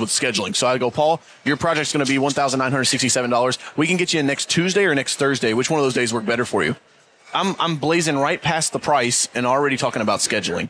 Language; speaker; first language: English; native; English